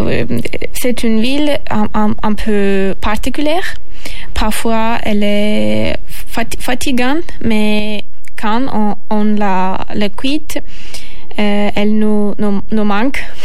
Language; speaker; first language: French; non-native, learner; Turkish